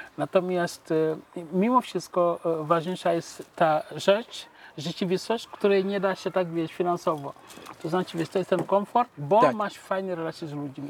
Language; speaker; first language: Polish; non-native, fluent; Wolof